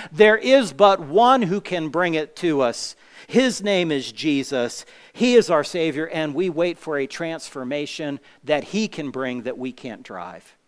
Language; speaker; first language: English; native; English